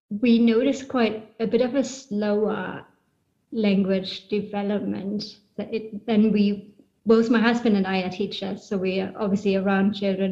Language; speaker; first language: English; non-native, fluent; German